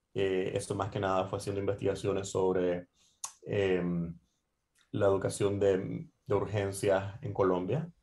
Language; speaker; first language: Spanish; native; Spanish